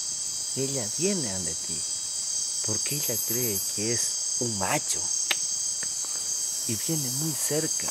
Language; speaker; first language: Spanish; non-native, local second language; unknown